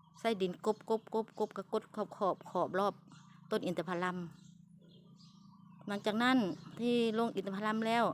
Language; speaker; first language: Thai; non-native, local second language; Lao